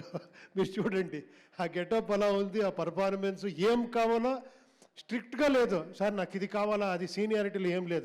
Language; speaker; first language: Telugu; non-native, local second language; Kannada